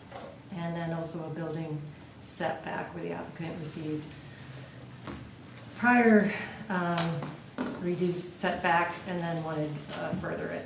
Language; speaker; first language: English; native; English